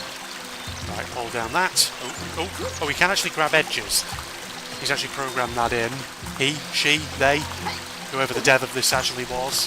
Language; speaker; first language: English; native; English